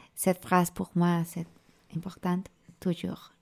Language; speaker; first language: French; non-native, learner; Spanish